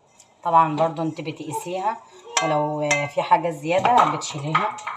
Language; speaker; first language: Arabic; native; Arabic